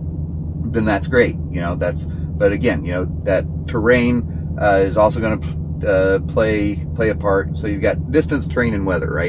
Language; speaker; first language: English; native; English